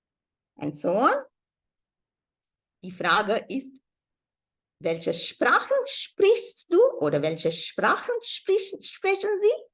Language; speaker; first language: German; non-native, fluent; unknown